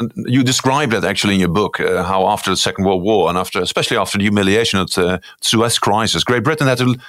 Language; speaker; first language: English; non-native, fluent; Dutch